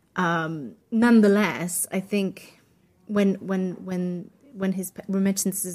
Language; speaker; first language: English; non-native, local second language; Polish